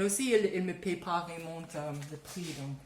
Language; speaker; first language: French; non-native, learner; English